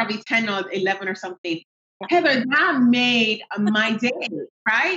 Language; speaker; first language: English; non-native, local second language; Yoruba